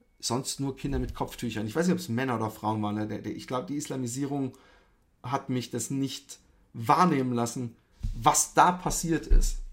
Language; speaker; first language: German; early bilingual, other home language; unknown